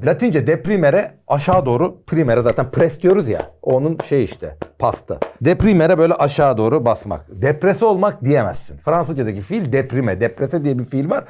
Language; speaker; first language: Turkish; native; Turkish